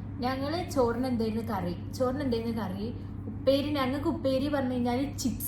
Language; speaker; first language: Malayalam; native; Malayalam